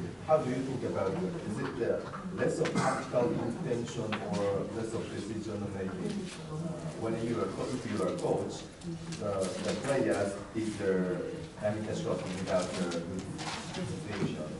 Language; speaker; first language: English; non-native, learner; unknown